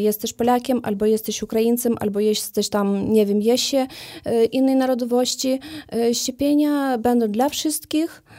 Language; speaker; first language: Polish; non-native, learner; Ukrainian